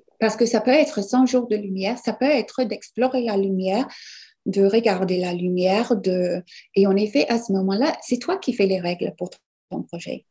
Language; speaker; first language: French; non-native, fluent; English